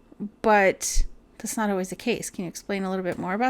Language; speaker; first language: English; native; English